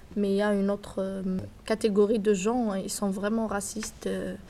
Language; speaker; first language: French; non-native, local second language; Kabyle